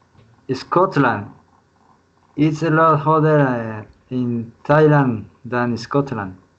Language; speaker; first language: English; non-native, learner; Spanish